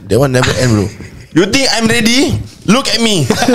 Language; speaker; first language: English; non-native, local second language; Malay